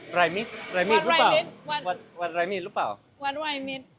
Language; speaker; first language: Thai; non-native, learner; Spanish